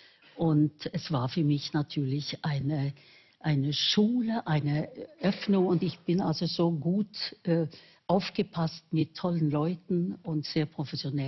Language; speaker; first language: German; non-native, fluent; Norwegian